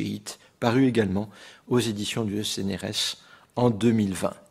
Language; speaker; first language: French; native; French